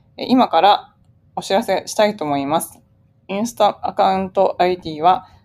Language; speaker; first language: Japanese; native; Japanese